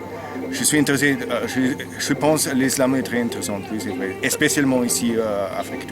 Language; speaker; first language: French; non-native, learner; German